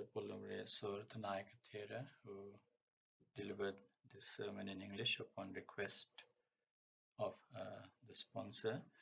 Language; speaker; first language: English; non-native, local second language; Sinhala